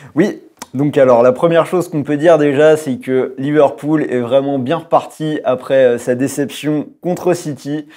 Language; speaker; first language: French; native; French